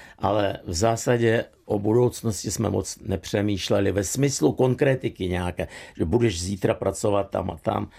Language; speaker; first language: Czech; non-native, fluent; Russian